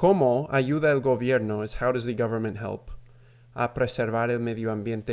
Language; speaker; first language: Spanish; non-native, fluent; English